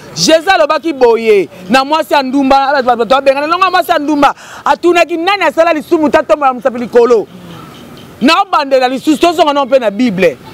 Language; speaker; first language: Lingala; native; Lingala